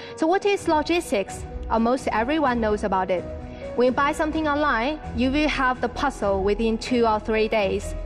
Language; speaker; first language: English; non-native, fluent; Chinese